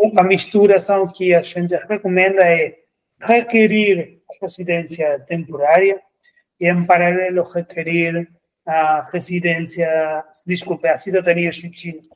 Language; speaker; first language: Portuguese; non-native, fluent; Spanish